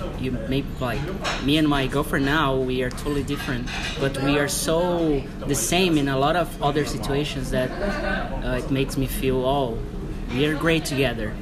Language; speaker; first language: English; non-native, fluent; Portuguese